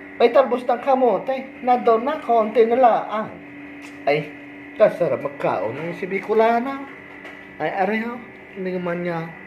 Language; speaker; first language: Filipino; non-native, local second language; Iloko